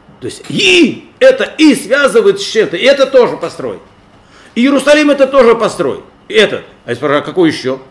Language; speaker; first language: Russian; native; Russian